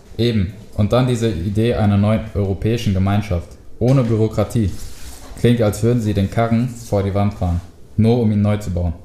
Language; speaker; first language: German; early bilingual, other home language; Spanish